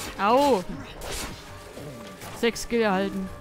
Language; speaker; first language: German; native; German